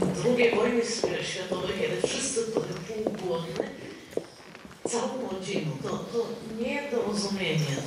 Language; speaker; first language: Polish; non-native, fluent; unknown